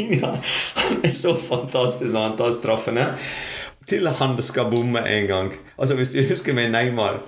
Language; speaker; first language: Norwegian; non-native, fluent; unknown